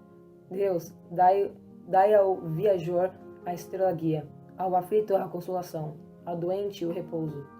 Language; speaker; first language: Portuguese; native; Portuguese